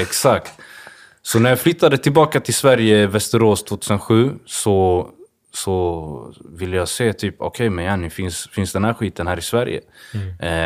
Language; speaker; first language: Swedish; early bilingual, other home language; Swahili